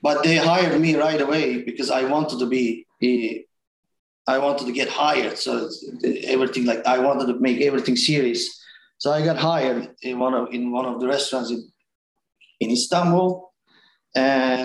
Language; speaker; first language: English; non-native, fluent; Turkish